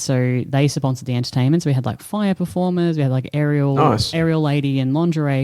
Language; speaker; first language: English; native; English